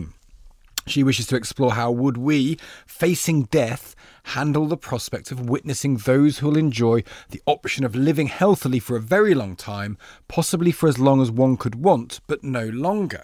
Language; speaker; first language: English; native; English